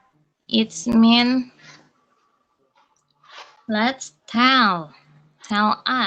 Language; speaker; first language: English; non-native, fluent; Indonesian